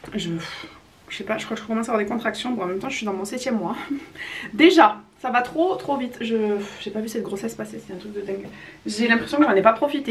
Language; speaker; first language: French; native; French